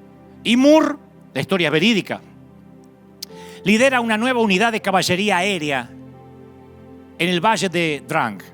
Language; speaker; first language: Spanish; native; Spanish